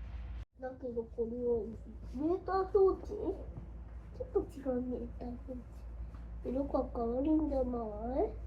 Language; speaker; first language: Japanese; native; Japanese